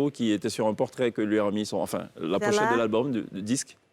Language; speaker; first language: French; native; French